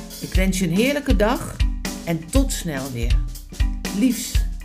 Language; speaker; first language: Dutch; native; Dutch